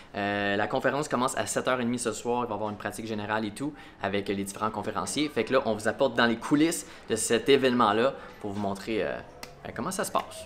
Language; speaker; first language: French; native; French